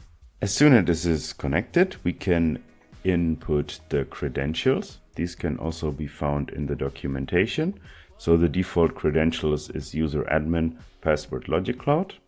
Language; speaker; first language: English; non-native, fluent; German